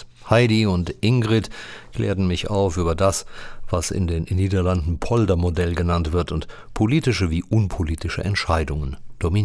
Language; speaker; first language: German; native; German